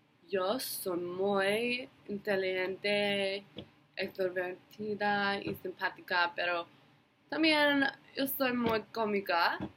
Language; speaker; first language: Spanish; non-native, learner; English